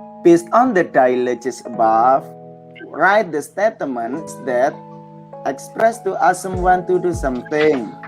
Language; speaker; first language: English; non-native, learner; Indonesian